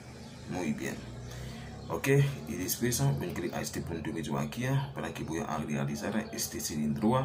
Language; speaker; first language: Spanish; non-native, learner; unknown